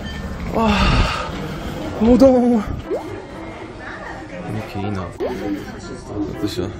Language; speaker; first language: Japanese; non-native, learner; Korean